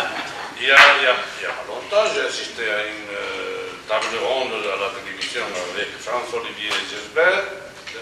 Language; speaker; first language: French; non-native, fluent; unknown